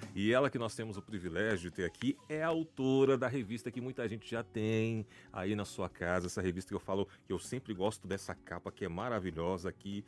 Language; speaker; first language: Portuguese; native; Portuguese